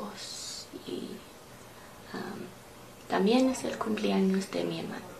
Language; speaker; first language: Spanish; non-native, learner; English